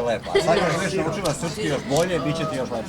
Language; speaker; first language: Serbian; native; Serbian